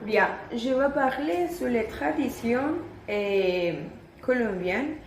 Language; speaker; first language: French; non-native, learner; Spanish